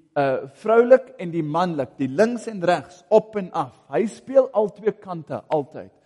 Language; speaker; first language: Afrikaans; non-native, fluent; English